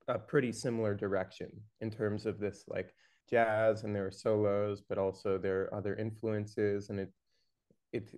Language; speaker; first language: English; native; English